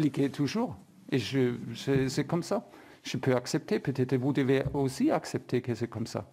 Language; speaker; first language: French; non-native, fluent; German